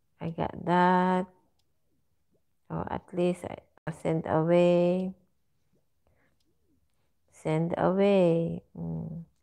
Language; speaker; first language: English; non-native, learner; Filipino